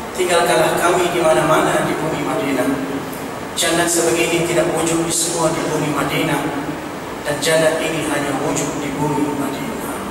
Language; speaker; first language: Malay; non-native, fluent; Urdu